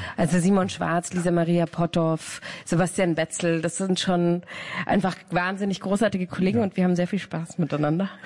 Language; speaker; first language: German; early bilingual, other home language; Hungarian